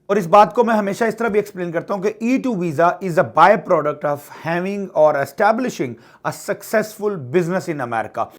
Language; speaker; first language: Urdu; native; Urdu